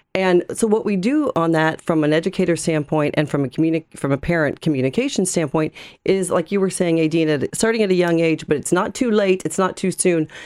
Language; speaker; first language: English; native; English